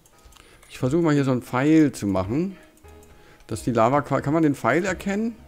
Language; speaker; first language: German; native; German